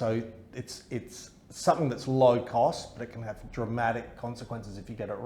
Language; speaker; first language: English; native; English